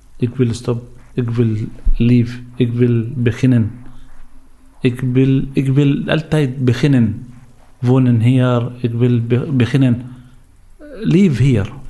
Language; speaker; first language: Dutch; non-native, learner; Arabic